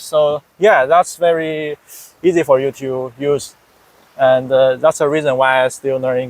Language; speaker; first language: English; non-native, fluent; Chinese